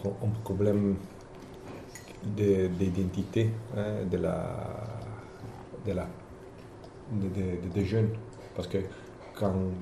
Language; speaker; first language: French; non-native, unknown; Italian